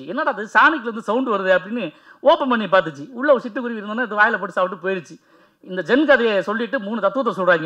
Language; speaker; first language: Tamil; native; Tamil